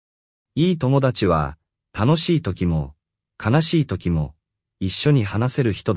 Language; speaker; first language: Japanese; non-native, fluent; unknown